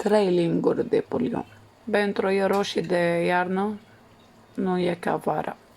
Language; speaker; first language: Romanian; non-native, learner; Arabic